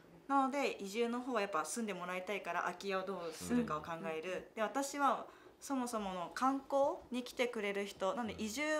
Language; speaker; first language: Japanese; native; Japanese